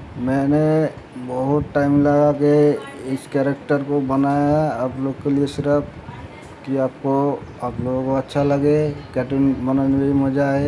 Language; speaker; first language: Hindi; non-native, fluent; Bangla